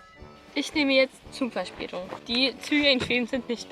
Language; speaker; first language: German; non-native, fluent; Swedish